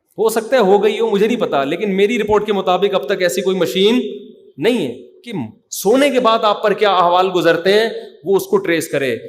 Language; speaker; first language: Urdu; native; Urdu